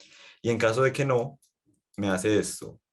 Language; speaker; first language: Spanish; native; Spanish